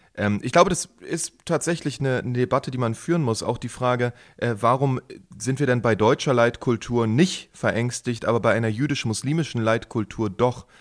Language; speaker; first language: German; native; German